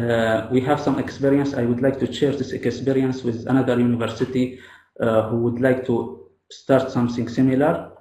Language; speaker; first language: English; non-native, fluent; Arabic